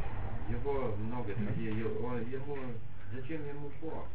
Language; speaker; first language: Russian; non-native, fluent; Lithuanian